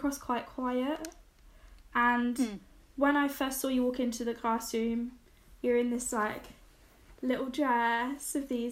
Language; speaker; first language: English; native; English